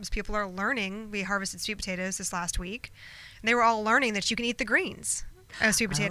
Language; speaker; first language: English; native; English